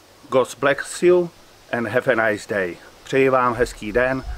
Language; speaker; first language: English; non-native, learner; Czech